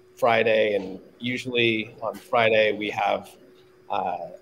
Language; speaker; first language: English; native; English